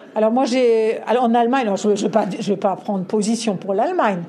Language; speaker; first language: French; native; French